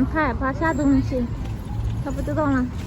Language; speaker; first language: Chinese; non-native, learner; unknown